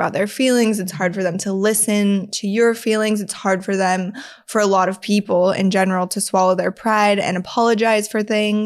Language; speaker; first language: English; native; English